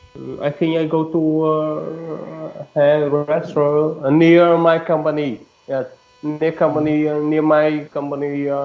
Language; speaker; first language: English; non-native, learner; Vietnamese